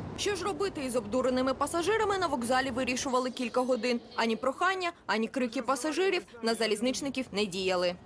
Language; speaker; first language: Ukrainian; native; Ukrainian